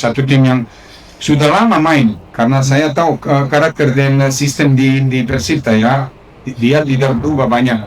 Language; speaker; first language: Indonesian; non-native, fluent; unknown